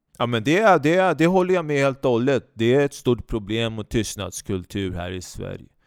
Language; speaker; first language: Swedish; native; Swedish